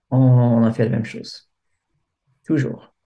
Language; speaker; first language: French; non-native, fluent; English